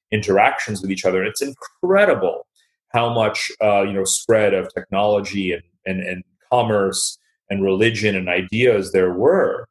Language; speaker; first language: English; native; English